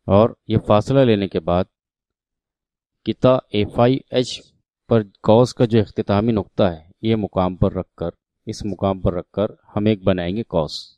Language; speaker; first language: Urdu; native; Urdu